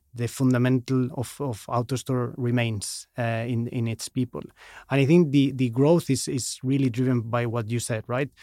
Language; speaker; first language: English; non-native, fluent; Spanish